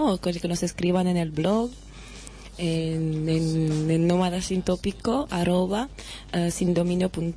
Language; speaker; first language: Spanish; non-native, learner; Wolof